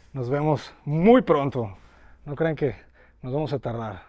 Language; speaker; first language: Spanish; native; Spanish